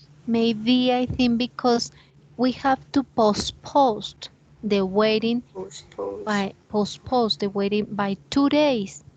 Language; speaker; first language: English; non-native, learner; Spanish